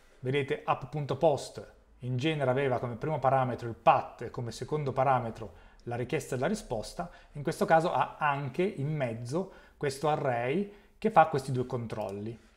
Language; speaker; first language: Italian; native; Italian